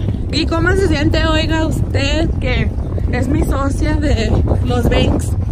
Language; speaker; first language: Spanish; early bilingual, heritage; Spanish